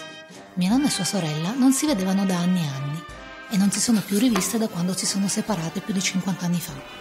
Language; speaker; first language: Italian; native; Italian